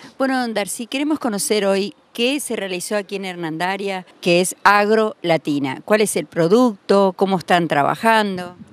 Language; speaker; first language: Spanish; native; Spanish